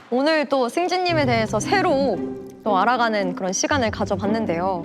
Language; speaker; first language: Korean; native; Korean